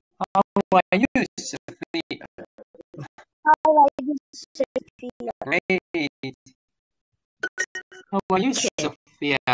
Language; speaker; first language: English; non-native, learner; Russian